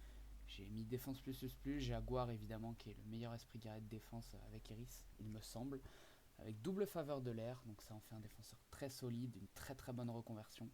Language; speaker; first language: French; native; French